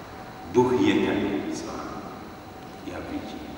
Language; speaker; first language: Czech; non-native, learner; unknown